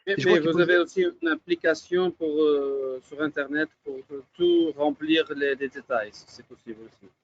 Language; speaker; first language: French; non-native, fluent; Portuguese